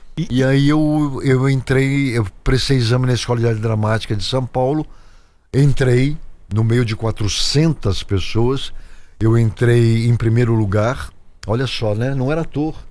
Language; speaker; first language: Portuguese; native; Portuguese